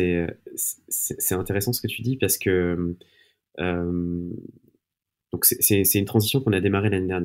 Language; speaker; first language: French; native; French